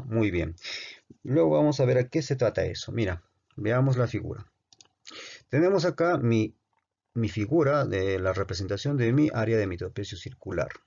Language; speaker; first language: Spanish; native; Spanish